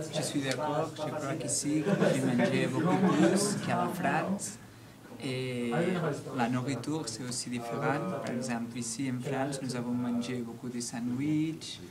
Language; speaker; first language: French; non-native, learner; Catalan